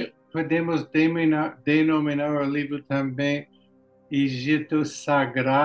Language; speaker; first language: Portuguese; non-native, learner; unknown